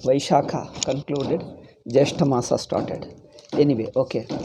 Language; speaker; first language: English; non-native, local second language; Kannada